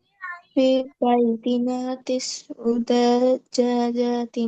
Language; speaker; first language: Arabic; non-native, learner; Bangla